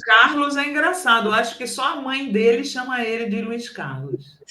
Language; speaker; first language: Portuguese; native; Portuguese